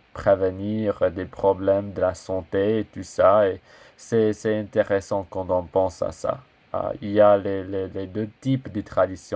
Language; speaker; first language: French; non-native, learner; English